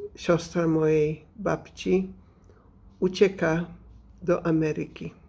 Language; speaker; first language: Polish; early bilingual, other home language; English